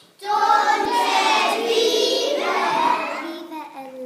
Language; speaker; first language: Spanish; non-native, learner; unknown